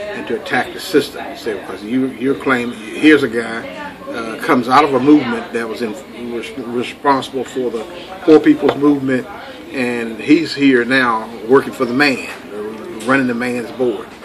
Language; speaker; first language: English; native; English